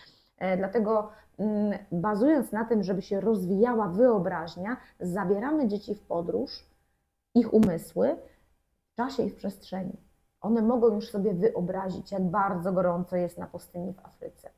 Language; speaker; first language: Polish; native; Polish